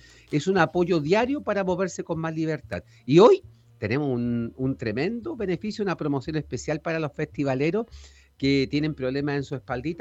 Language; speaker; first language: Spanish; native; Spanish